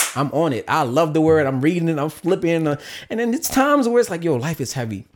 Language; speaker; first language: English; native; English